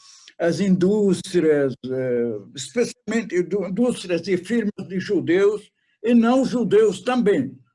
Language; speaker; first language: Portuguese; non-native, fluent; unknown